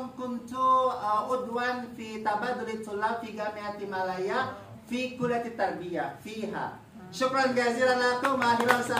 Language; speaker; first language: Arabic; non-native, fluent; Indonesian